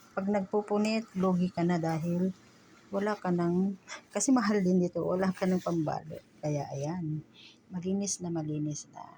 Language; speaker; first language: Filipino; native; Filipino